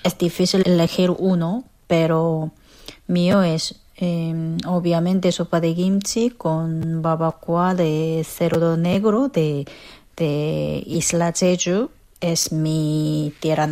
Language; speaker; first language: Spanish; non-native, fluent; Korean